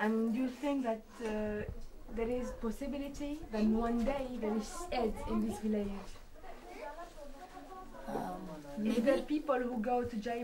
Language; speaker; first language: English; non-native, learner; French